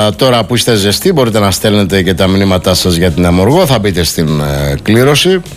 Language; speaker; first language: Greek; native; Greek